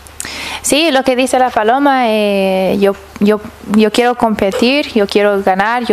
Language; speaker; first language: Spanish; early bilingual, heritage; English